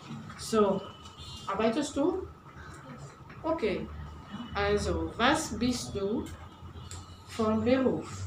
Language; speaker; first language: German; non-native, fluent; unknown